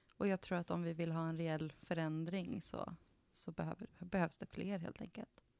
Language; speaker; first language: Swedish; native; Swedish